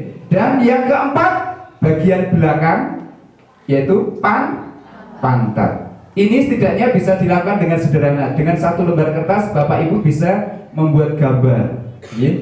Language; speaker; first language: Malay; non-native, local second language; Javanese